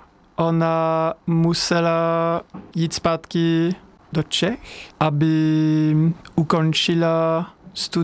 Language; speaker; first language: Czech; non-native, fluent; French